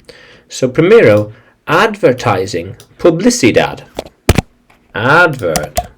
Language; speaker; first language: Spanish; non-native, learner; English